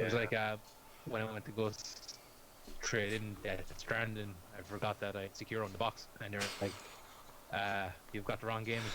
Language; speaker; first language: English; native; English